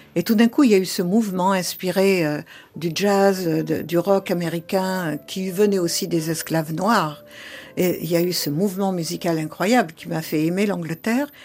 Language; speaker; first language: French; early bilingual, other home language; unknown